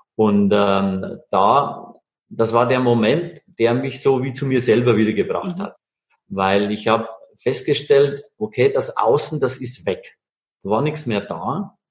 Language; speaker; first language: German; native; German